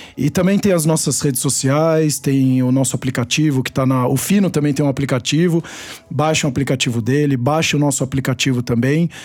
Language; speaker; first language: Portuguese; native; Portuguese